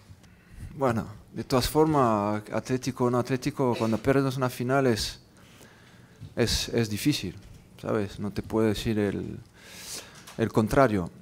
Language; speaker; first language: Spanish; non-native, fluent; French